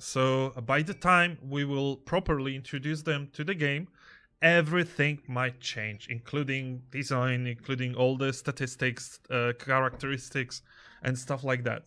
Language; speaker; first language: English; non-native, fluent; Polish